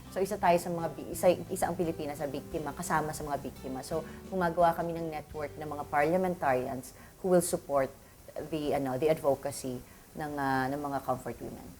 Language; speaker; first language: Filipino; native; Filipino